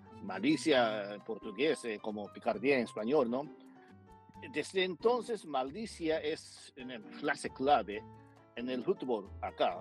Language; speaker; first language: Spanish; non-native, fluent; Japanese